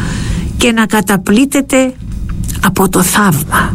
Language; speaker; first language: Greek; native; Greek